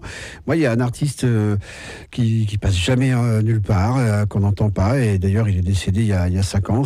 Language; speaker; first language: French; native; French